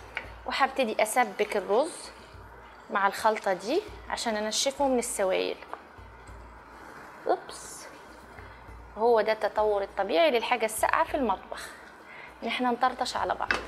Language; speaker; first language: Arabic; native; Arabic